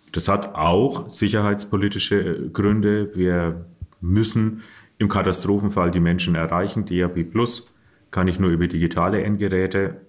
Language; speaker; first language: German; native; German